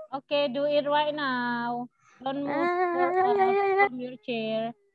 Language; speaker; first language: English; non-native, learner; Indonesian